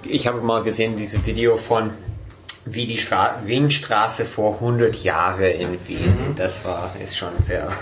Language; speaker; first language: German; non-native, fluent; English